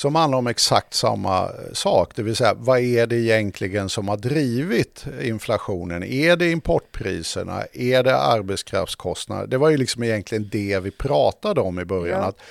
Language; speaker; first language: Swedish; native; Swedish